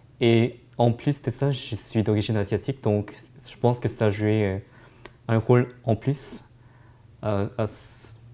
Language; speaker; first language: French; early bilingual, other home language; Korean